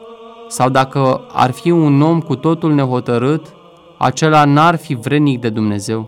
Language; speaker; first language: Romanian; native; Romanian